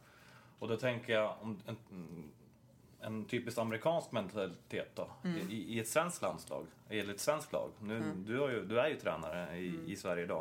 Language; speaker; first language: Swedish; native; Swedish